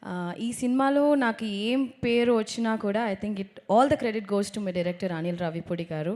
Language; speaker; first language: Telugu; non-native, local second language; Tamil